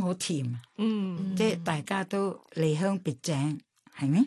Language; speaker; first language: Cantonese; non-native, fluent; Thai